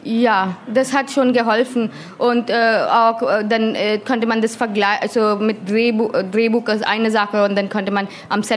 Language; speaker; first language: German; non-native, learner; Hindi